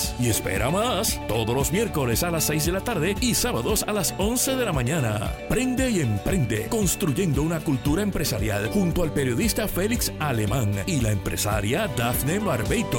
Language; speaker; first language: Spanish; native; Spanish